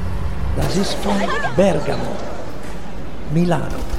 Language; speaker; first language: German; non-native, learner; Italian